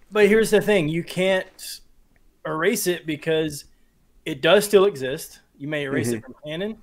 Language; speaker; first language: English; native; English